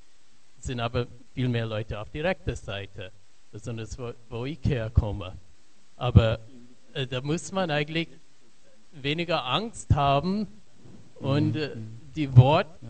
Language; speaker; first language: German; non-native, learner; English